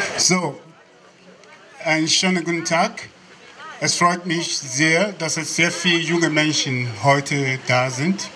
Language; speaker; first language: German; non-native, fluent; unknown